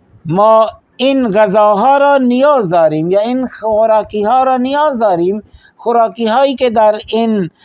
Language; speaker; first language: Persian; non-native, fluent; Urdu